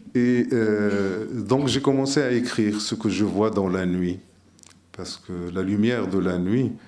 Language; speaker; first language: French; non-native, local second language; Arabic